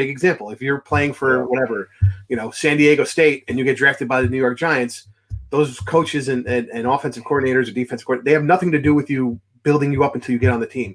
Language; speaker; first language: English; native; English